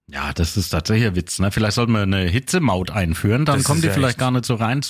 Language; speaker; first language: German; native; German